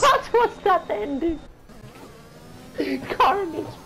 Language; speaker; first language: English; non-native, fluent; Finnish